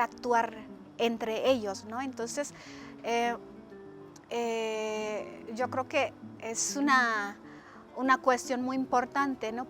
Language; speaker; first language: Spanish; non-native, fluent; Indonesian